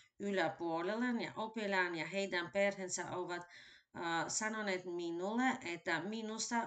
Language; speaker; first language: Finnish; non-native, fluent; Albanian